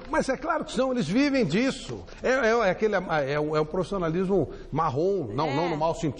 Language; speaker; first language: Portuguese; native; Portuguese